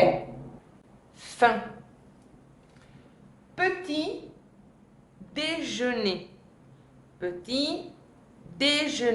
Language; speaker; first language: French; non-native, fluent; Spanish